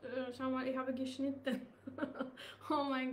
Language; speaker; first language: German; non-native, learner; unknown